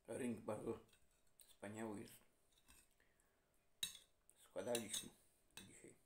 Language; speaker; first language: Polish; non-native, learner; Ukrainian